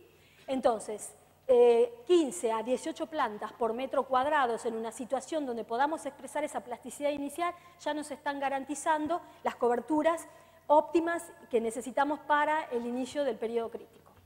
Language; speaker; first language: Spanish; native; Spanish